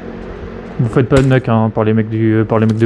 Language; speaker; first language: French; native; French